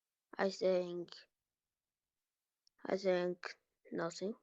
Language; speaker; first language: English; non-native, learner; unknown